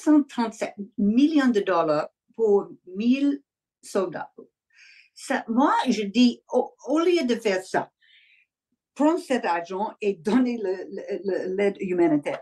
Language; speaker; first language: French; non-native, learner; English